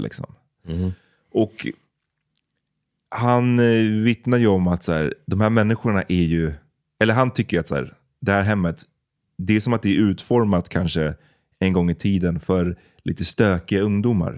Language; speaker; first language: Swedish; native; Swedish